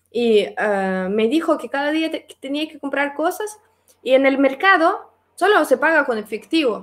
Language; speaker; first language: Spanish; non-native, fluent; Russian